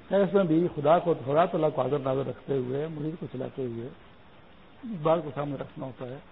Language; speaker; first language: Urdu; non-native, local second language; Pashto